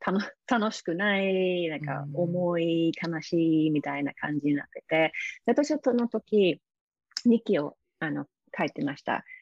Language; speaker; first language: Japanese; non-native, fluent; English